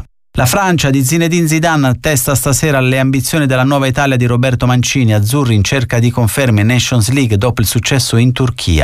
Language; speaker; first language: Italian; native; Italian